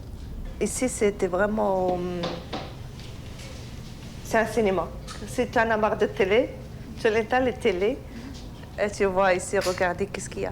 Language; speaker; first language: French; non-native, learner; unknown